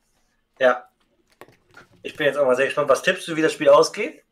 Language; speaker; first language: German; native; German